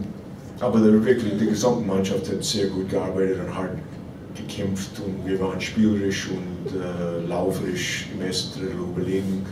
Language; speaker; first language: German; non-native, fluent; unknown